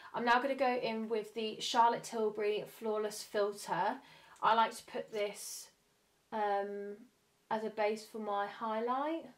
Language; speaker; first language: English; native; English